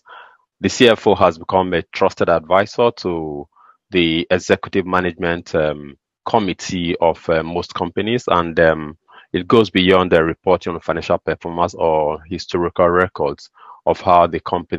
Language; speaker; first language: English; non-native, local second language; Igbo